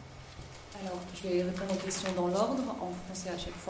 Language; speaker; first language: French; native; French